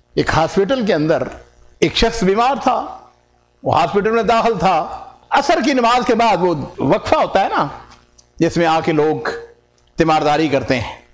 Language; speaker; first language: Urdu; non-native, local second language; Punjabi